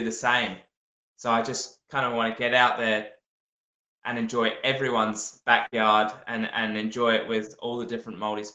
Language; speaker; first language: English; native; English